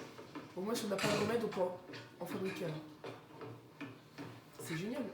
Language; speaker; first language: French; native; French